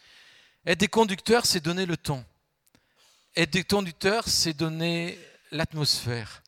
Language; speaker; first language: French; native; French